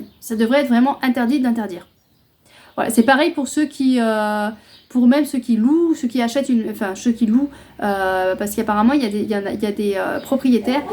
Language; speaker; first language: French; native; French